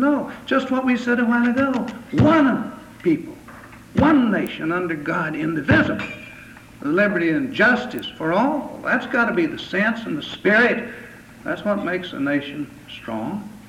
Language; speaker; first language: English; native; English